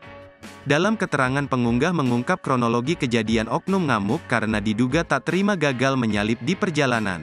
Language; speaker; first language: Indonesian; native; Indonesian